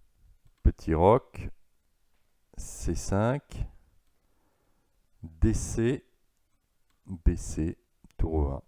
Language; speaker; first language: French; native; French